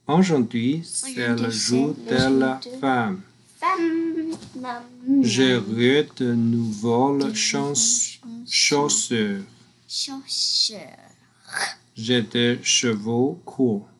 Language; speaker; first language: French; non-native, learner; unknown